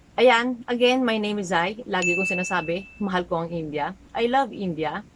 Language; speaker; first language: Filipino; native; Filipino